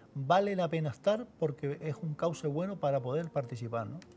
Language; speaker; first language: Spanish; native; Spanish